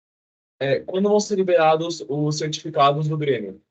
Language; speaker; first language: Portuguese; native; Portuguese